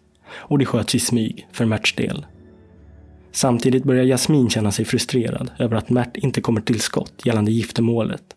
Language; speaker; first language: Swedish; native; Swedish